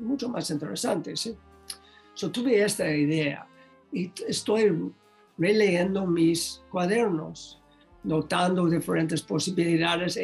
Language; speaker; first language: Spanish; non-native, learner; English